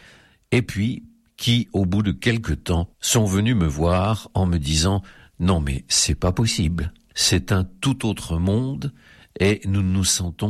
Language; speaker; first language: French; native; French